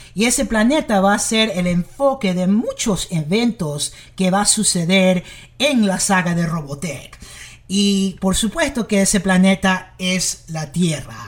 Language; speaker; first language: Spanish; early bilingual, heritage; English